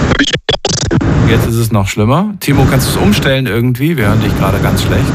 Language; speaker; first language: German; native; German